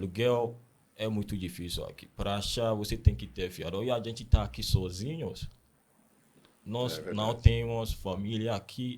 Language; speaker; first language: Portuguese; non-native, learner; Akan